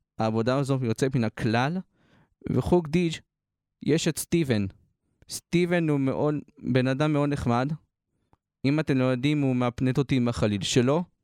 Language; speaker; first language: Hebrew; native; Hebrew